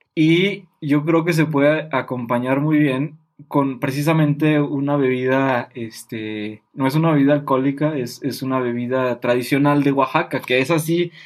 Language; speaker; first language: Spanish; native; Spanish